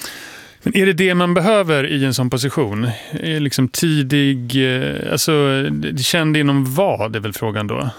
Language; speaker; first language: Swedish; non-native, fluent; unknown